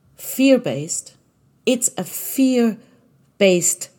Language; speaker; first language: English; non-native, fluent; German